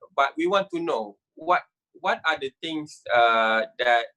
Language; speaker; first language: English; non-native, local second language; Malay